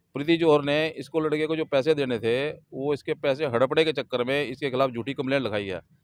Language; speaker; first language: Hindi; native; Hindi